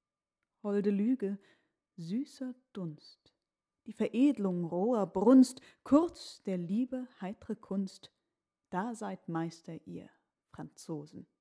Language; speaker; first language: German; non-native, learner; English